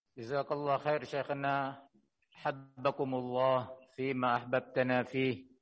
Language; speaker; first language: Arabic; non-native, fluent; Indonesian